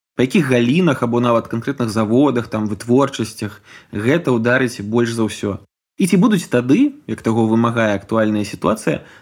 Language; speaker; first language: Belarusian; native; Belarusian